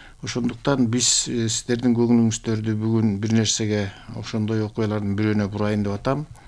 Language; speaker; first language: Kyrgyz; native; Kyrgyz